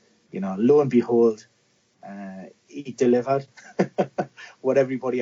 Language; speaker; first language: English; native; English